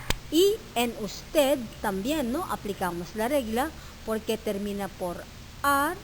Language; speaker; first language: Spanish; non-native, fluent; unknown